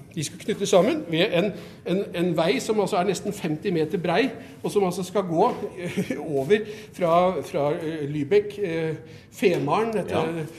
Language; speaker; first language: Norwegian; native; Norwegian